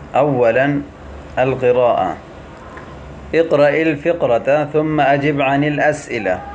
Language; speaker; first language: Arabic; non-native, fluent; Urdu